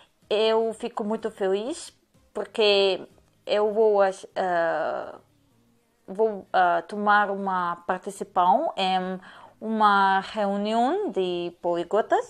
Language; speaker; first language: Portuguese; non-native, learner; Serbian